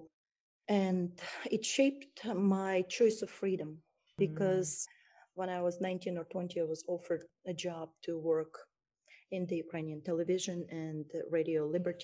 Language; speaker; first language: English; non-native, fluent; Ukrainian